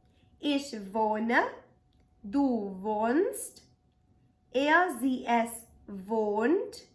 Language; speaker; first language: German; non-native, fluent; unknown